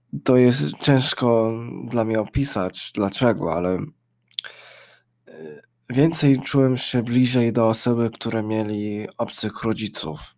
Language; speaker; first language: Polish; early bilingual, heritage; English